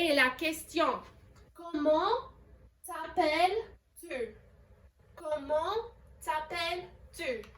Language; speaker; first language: French; non-native, fluent; English